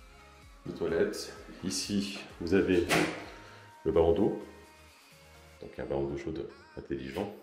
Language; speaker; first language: French; native; French